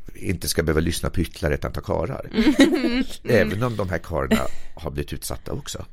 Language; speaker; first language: Swedish; native; Swedish